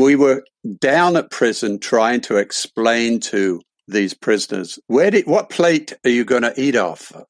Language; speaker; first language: English; native; English